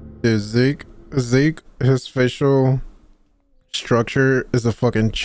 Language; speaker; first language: English; native; English